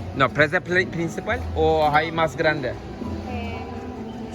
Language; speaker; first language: Spanish; non-native, learner; Turkish